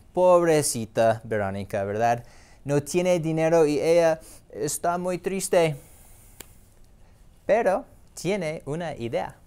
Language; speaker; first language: Spanish; non-native, fluent; English